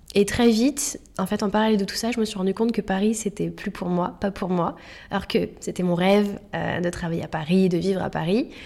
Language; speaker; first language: French; native; French